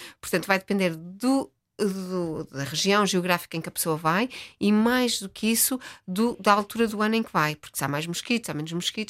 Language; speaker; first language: Portuguese; native; Portuguese